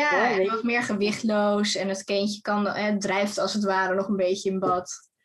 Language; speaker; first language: Dutch; native; Dutch